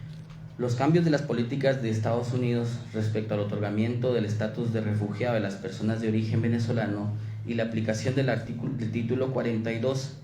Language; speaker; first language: Spanish; native; Spanish